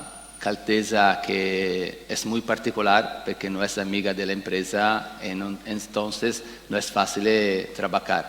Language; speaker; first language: Spanish; non-native, learner; Italian